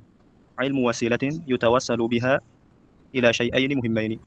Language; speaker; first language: Arabic; non-native, fluent; Indonesian